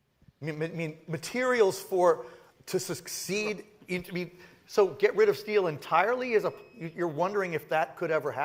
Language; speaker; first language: English; native; English